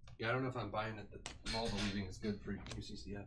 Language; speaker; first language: English; native; English